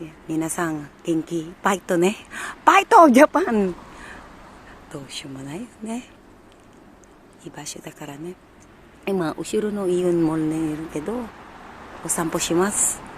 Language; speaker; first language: Japanese; non-native, learner; Filipino